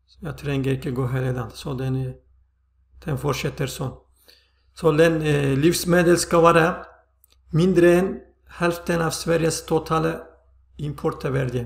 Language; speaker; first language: Swedish; non-native, fluent; Turkish